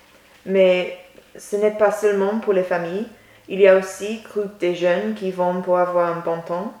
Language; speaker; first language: French; non-native, learner; English